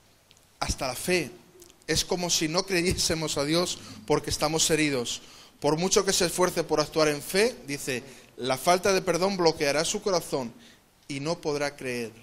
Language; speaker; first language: Spanish; native; Spanish